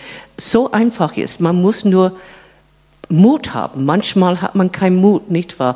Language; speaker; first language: German; non-native, fluent; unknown